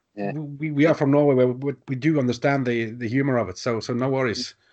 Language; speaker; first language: English; non-native, fluent; Norwegian